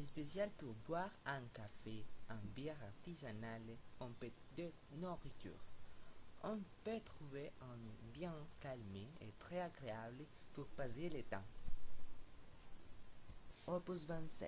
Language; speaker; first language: French; non-native, learner; Spanish